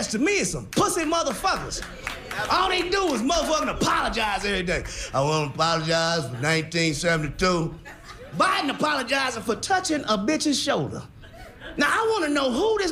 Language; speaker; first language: English; native; English